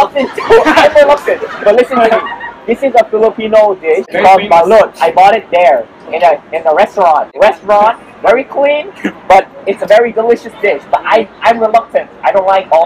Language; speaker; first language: English; non-native, fluent; Korean